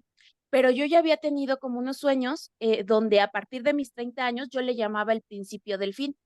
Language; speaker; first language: Spanish; native; Spanish